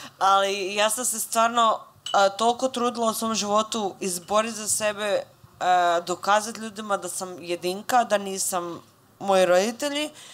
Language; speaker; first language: Croatian; native; Croatian